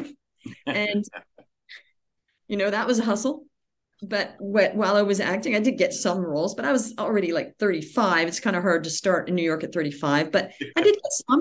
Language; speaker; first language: English; native; English